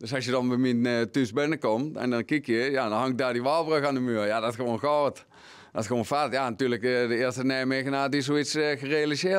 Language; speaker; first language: Dutch; native; Dutch